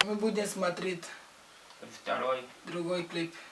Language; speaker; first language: Russian; non-native, learner; Portuguese